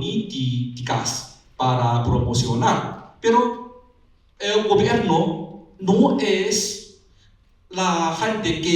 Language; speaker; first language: Spanish; non-native, learner; Chinese